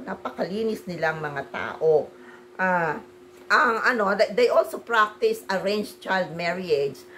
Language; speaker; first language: Filipino; native; Filipino